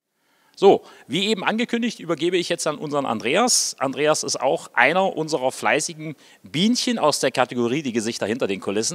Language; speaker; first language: German; native; German